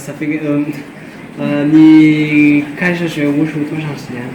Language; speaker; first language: Chinese; non-native, learner; French